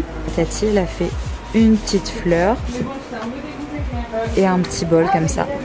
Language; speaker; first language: French; native; French